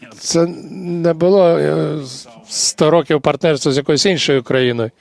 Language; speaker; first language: Ukrainian; non-native, fluent; English